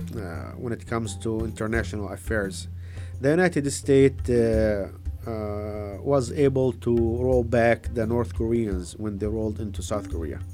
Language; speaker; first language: English; non-native, fluent; Arabic